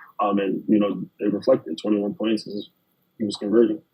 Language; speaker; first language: English; native; English